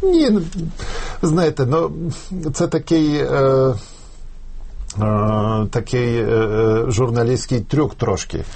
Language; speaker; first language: Ukrainian; non-native, fluent; Polish